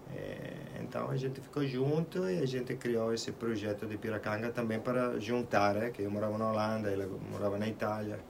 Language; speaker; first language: Portuguese; non-native, fluent; Italian